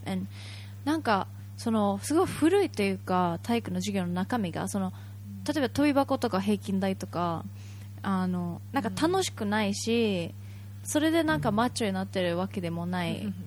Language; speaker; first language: Japanese; native; Japanese